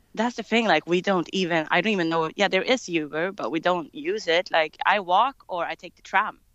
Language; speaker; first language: English; non-native, fluent; Swedish